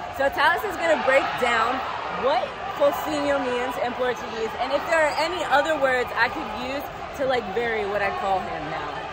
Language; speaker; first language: English; native; English